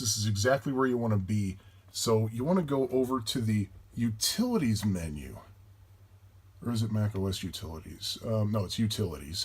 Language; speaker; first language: English; native; English